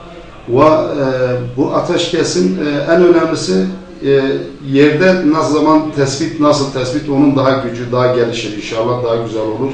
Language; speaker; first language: Turkish; early bilingual, heritage; Turkish